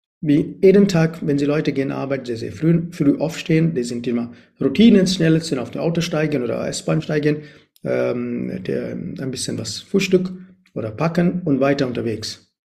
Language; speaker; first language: German; non-native, learner; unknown